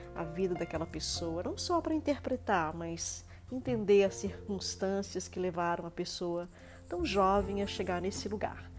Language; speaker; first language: Portuguese; native; Portuguese